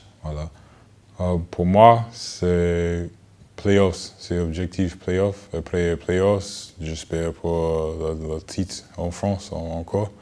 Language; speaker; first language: French; non-native, learner; English